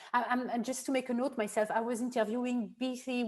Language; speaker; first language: English; non-native, fluent; French